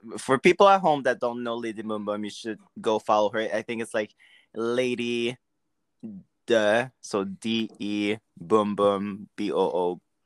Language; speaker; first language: English; non-native, fluent; French